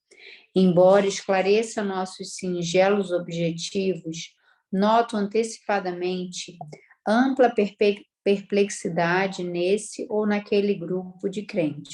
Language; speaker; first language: Portuguese; native; Portuguese